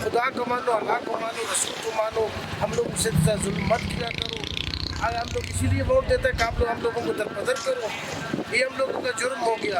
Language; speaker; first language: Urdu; non-native, local second language; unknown